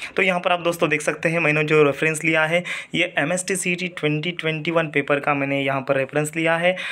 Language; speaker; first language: Hindi; non-native, local second language; Marathi